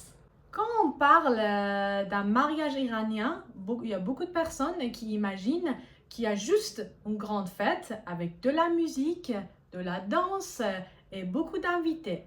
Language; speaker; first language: French; non-native, fluent; Persian